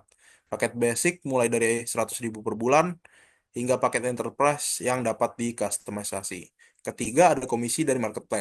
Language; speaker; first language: Indonesian; native; Indonesian